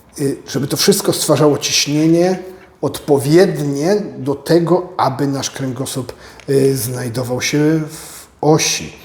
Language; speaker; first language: Polish; native; Polish